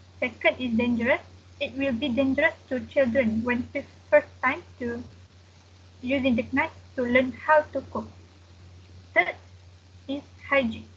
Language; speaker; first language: English; non-native, learner; Malay